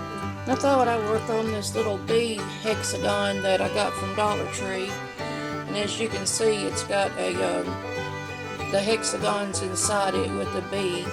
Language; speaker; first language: English; native; English